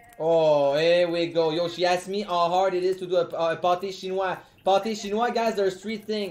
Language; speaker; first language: English; non-native, fluent; French